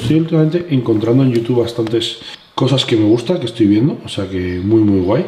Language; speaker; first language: Spanish; native; Spanish